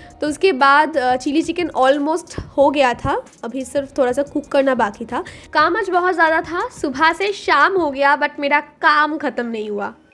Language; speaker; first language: Hindi; non-native, local second language; Bangla